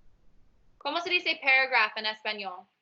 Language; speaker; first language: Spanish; non-native, learner; English